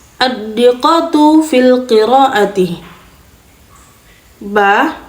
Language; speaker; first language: Arabic; non-native, fluent; Indonesian